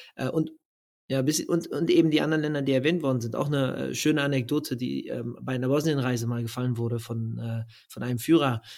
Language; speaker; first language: German; native; German